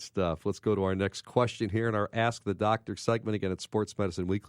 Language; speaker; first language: English; native; English